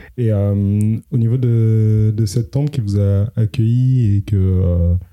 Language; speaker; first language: French; native; French